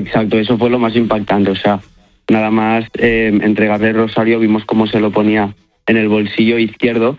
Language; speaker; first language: Spanish; native; Spanish